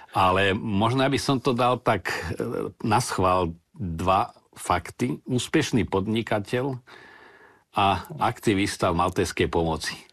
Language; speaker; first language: Slovak; native; Slovak